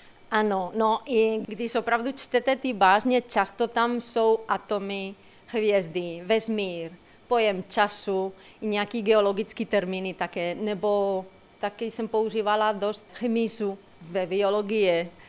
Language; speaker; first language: Czech; non-native, fluent; Spanish